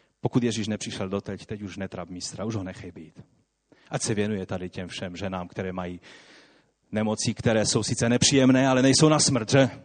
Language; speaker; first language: Czech; non-native, local second language; Polish